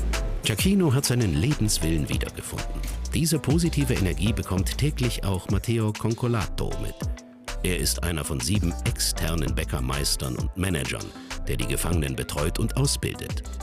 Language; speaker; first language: German; native; German